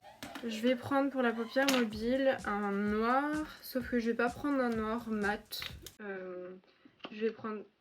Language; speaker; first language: French; native; French